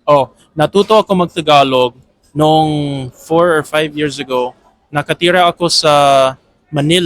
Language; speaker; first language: Filipino; non-native, fluent; English